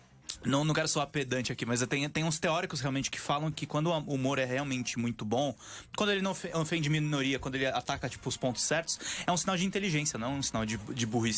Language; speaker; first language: Portuguese; native; Portuguese